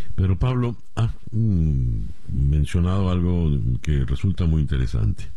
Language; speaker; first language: Spanish; native; Spanish